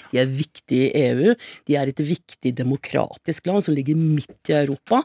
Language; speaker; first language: Norwegian; native; Norwegian